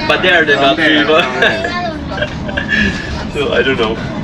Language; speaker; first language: English; non-native, fluent; Italian